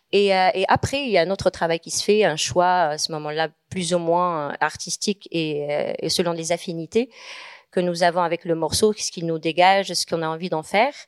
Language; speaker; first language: French; non-native, local second language; Arabic